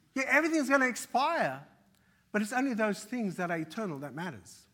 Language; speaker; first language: English; early bilingual, other home language; Arabic